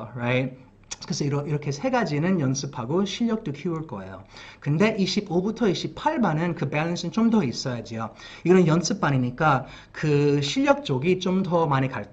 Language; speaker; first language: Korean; early bilingual, heritage; English